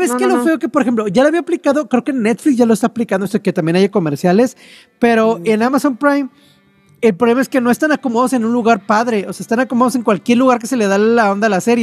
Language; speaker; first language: Spanish; native; Spanish